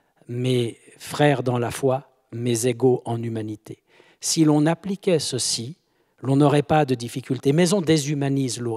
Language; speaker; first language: French; native; French